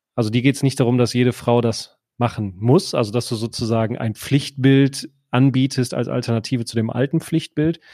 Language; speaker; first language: German; native; German